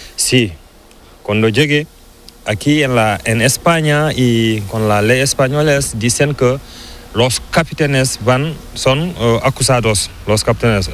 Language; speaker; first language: Spanish; non-native, learner; Fula